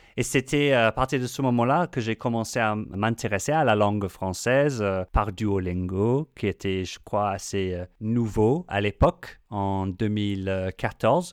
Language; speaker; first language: French; non-native, fluent; English